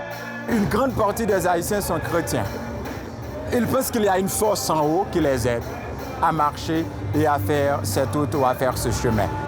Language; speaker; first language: French; non-native, local second language; Haitian Creole